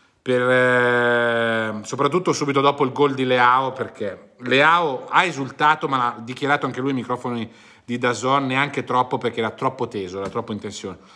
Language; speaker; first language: Italian; native; Italian